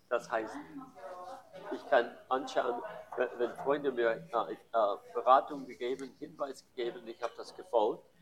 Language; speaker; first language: German; non-native, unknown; English